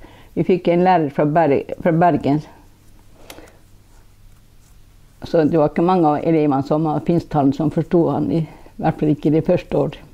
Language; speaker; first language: Norwegian; non-native, local second language; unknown